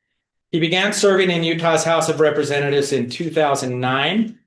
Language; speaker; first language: English; native; English